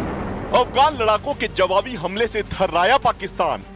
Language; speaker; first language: Hindi; native; Hindi